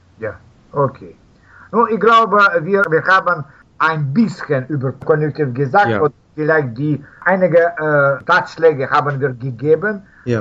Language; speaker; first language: German; non-native, fluent; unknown